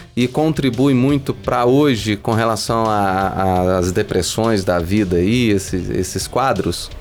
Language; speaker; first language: Portuguese; native; Portuguese